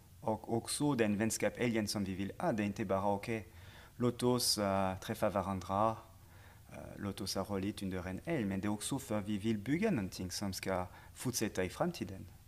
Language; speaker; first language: Swedish; non-native, fluent; French